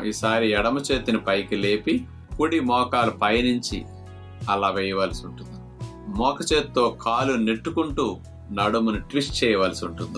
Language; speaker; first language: Telugu; native; Telugu